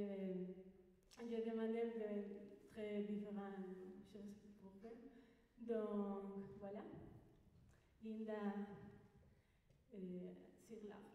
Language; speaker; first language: French; non-native, learner; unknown